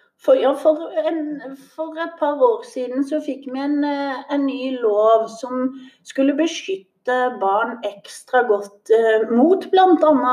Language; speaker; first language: Norwegian; native; Norwegian